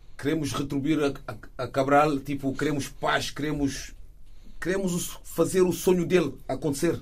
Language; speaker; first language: Portuguese; non-native, fluent; Wolof